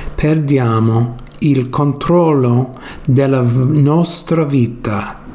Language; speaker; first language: Italian; non-native, learner; English